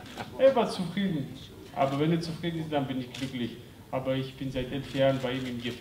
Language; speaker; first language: German; non-native, fluent; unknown